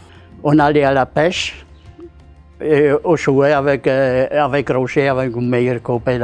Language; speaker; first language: French; non-native, local second language; Swiss German